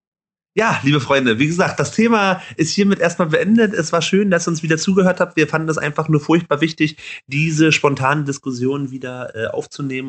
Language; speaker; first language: German; native; German